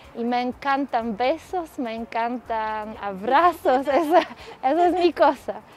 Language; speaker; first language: Spanish; non-native, fluent; Polish